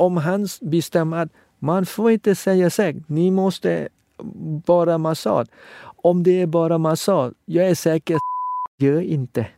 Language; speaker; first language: Swedish; non-native, learner; Thai